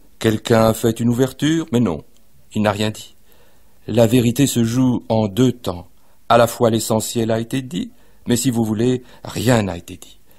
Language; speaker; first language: French; native; French